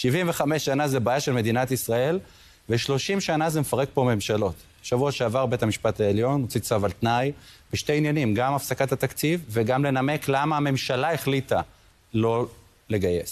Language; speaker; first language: Hebrew; native; Hebrew